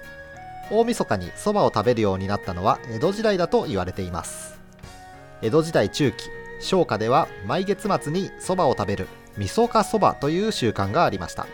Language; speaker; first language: Japanese; native; Japanese